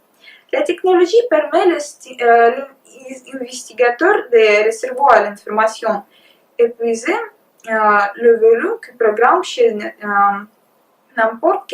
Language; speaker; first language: French; non-native, learner; Russian